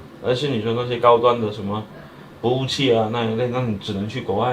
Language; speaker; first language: Chinese; native; Chinese